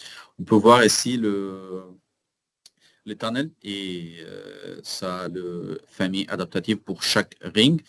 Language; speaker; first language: French; non-native, learner; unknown